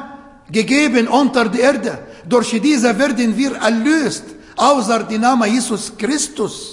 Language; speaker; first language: German; non-native, fluent; Arabic